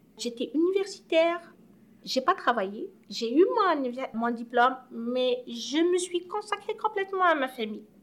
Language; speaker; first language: French; non-native, local second language; Arabic